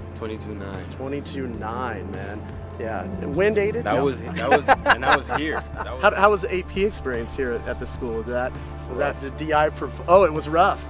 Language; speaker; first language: English; native; English